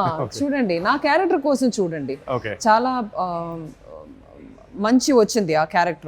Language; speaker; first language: Telugu; non-native, fluent; Malayalam